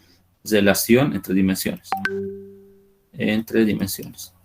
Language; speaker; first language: Spanish; native; Spanish